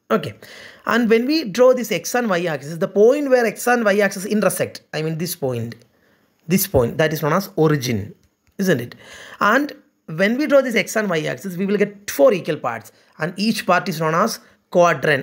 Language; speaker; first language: English; non-native, local second language; Malayalam